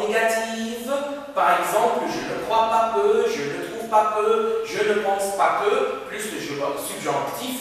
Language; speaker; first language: French; non-native, fluent; Arabic